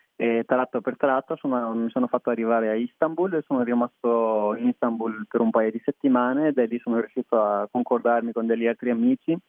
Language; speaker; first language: Italian; non-native, fluent; Persian